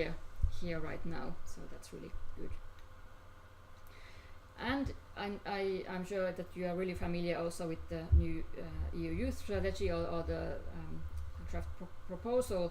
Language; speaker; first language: English; non-native, fluent; Finnish